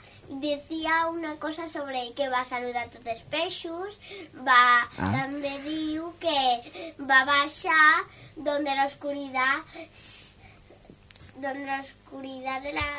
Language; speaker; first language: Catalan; non-native, local second language; Spanish